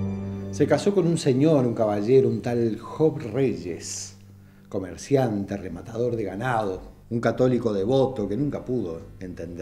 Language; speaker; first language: Spanish; native; Spanish